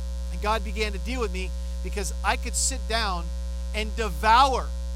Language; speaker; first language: English; native; English